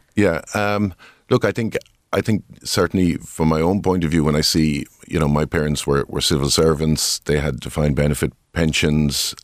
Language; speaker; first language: English; native; English